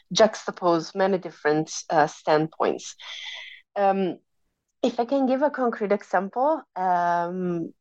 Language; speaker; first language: English; non-native, fluent; Italian